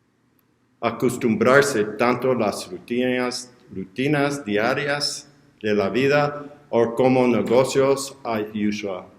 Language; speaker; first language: Spanish; non-native, learner; English